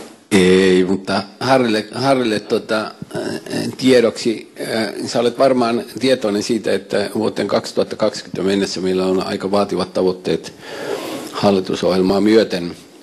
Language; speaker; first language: Finnish; native; Finnish